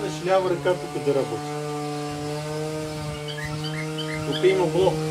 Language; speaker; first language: Bulgarian; non-native, learner; Russian